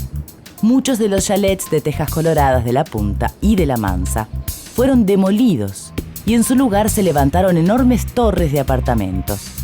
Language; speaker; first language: Spanish; native; Spanish